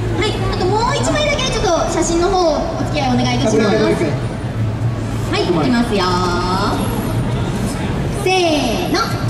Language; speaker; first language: Japanese; native; Japanese